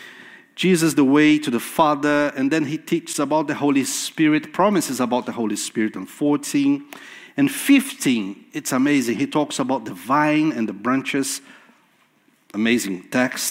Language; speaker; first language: English; non-native, fluent; Portuguese